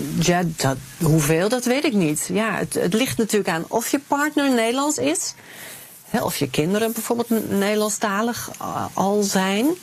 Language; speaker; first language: Dutch; native; Dutch